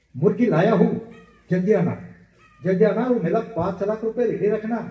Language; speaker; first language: Hindi; non-native, local second language; Marathi